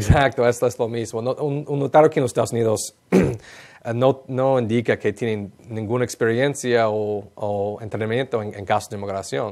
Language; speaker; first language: Spanish; non-native, fluent; English